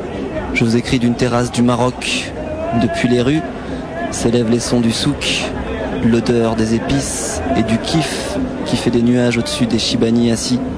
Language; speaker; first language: French; native; French